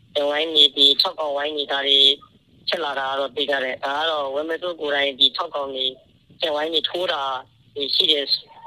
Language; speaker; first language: Burmese; native; Burmese